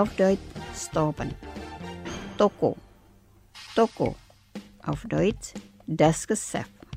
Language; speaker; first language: German; non-native, fluent; Indonesian